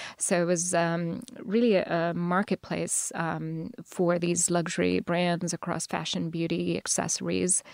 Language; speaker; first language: English; non-native, local second language; Telugu